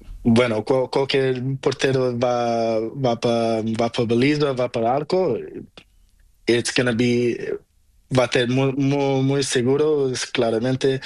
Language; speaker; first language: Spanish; non-native, learner; Portuguese